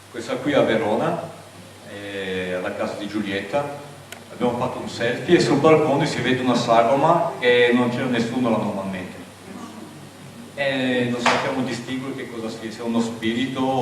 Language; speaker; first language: Italian; native; Italian